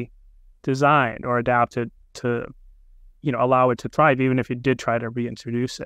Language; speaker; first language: English; native; English